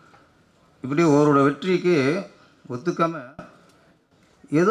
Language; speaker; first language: Tamil; native; Tamil